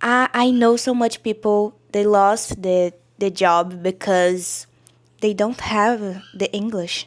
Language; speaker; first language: English; non-native, learner; Portuguese